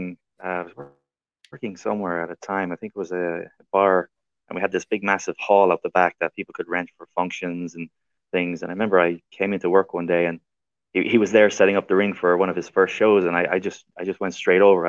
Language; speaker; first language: English; native; English